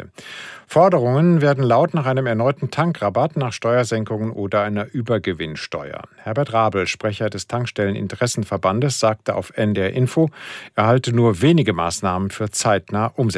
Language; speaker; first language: German; native; German